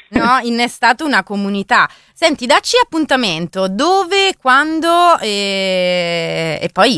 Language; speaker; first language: Italian; native; Italian